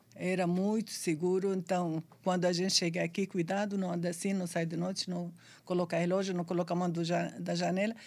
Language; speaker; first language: Portuguese; non-native, fluent; Arabic